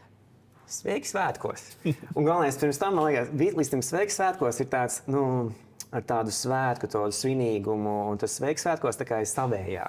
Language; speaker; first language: Latvian; native; Latvian